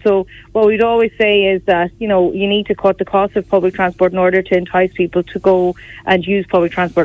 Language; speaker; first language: English; native; English